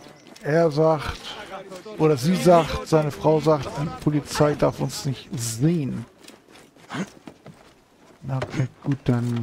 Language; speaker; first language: German; native; German